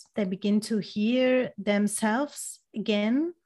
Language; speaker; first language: English; non-native, fluent; German